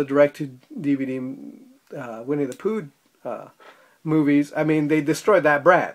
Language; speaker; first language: English; native; English